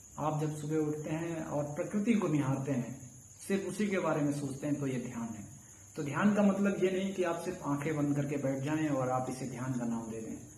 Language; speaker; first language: Hindi; native; Hindi